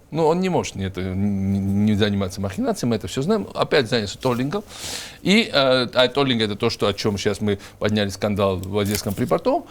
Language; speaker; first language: Russian; non-native, local second language; Georgian